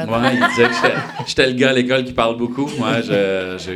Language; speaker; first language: French; native; French